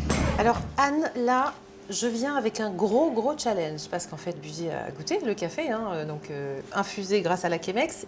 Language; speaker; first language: French; native; French